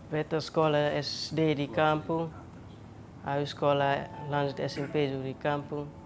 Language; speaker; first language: Indonesian; non-native, local second language; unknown